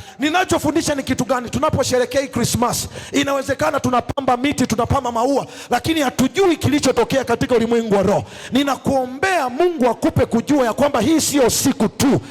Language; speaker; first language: Swahili; native; Swahili